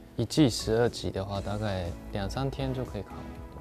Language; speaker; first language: Chinese; non-native, fluent; Japanese